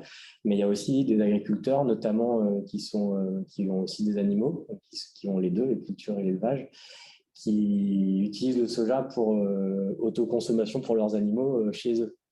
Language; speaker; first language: French; native; French